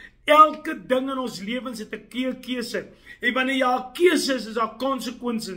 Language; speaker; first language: Afrikaans; native; Afrikaans